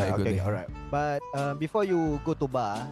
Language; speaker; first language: English; non-native, learner; Malay